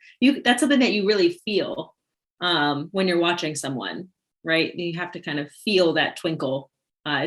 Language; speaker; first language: English; native; English